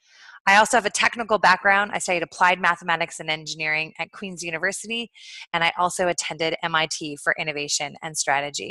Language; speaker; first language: English; native; English